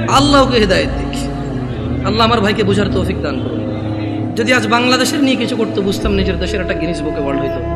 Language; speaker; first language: Bangla; early bilingual, heritage; Bangla